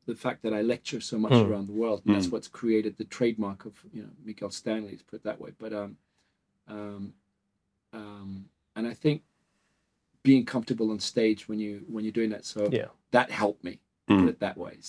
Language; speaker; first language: English; native; English